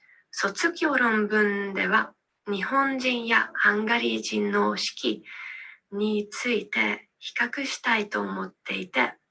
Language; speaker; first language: Japanese; non-native, learner; Hungarian